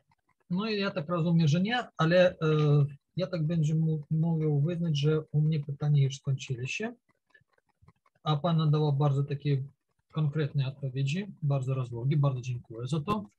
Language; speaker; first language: Polish; non-native, learner; Ukrainian